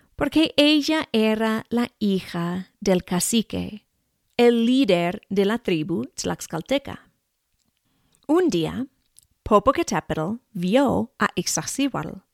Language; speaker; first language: Spanish; non-native, fluent; English